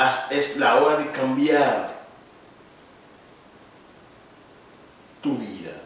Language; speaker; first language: Spanish; non-native, learner; Haitian Creole